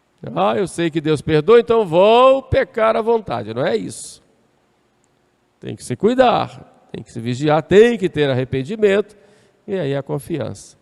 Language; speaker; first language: Portuguese; native; Portuguese